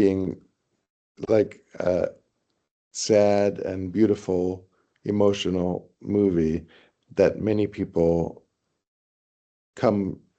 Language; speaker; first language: English; non-native, fluent; Thai